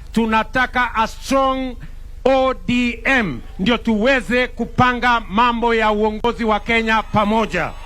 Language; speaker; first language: Swahili; non-native, local second language; Kalenjin